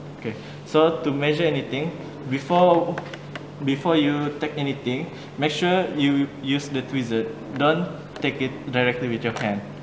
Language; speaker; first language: English; non-native, local second language; Malay